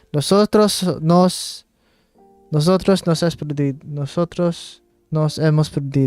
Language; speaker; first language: Spanish; non-native, learner; English